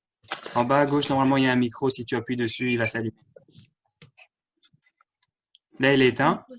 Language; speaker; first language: French; native; French